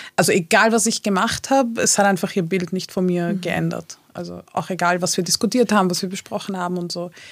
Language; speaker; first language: German; early bilingual, other home language; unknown